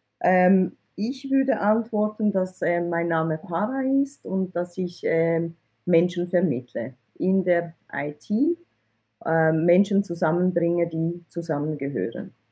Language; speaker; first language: German; early bilingual, other home language; Persian